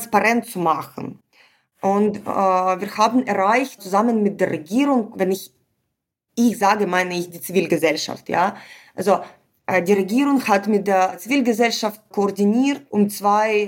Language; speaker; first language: German; non-native, fluent; Ukrainian